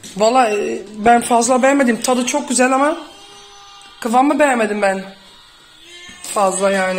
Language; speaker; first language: Turkish; early bilingual, heritage; Dutch